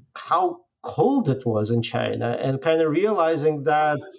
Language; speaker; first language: English; non-native, fluent; Russian